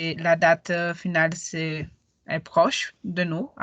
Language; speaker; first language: French; non-native, learner; Portuguese